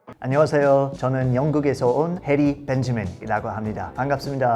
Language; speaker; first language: Korean; non-native, learner; English